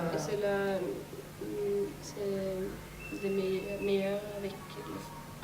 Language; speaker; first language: French; non-native, learner; Swedish